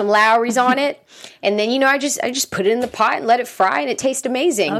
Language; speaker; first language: English; native; English